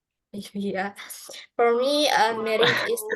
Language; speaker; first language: English; non-native, learner; Indonesian